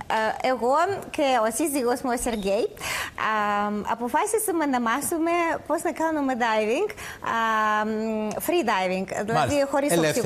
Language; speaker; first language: Greek; non-native, learner; Russian